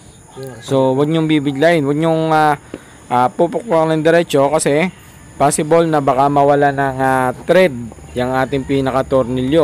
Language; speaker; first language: Filipino; native; Filipino